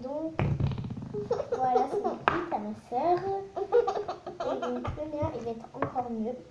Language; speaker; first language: French; native; French